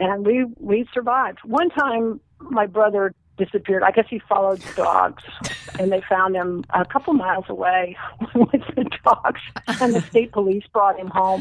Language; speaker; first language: English; native; English